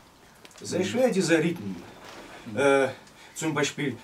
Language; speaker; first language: German; non-native, learner; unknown